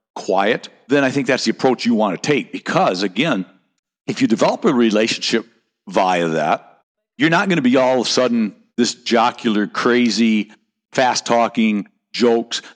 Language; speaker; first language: English; native; English